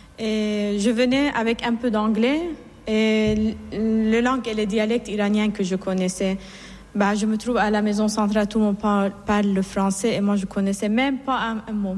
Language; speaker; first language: French; non-native, fluent; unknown